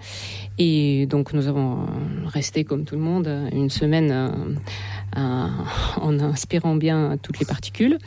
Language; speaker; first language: French; non-native, fluent; Russian